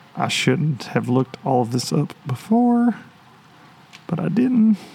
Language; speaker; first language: English; native; English